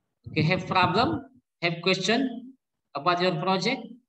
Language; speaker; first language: English; non-native, learner; Indonesian